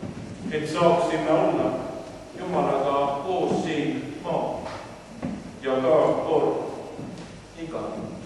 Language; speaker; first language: Estonian; non-native, learner; Swedish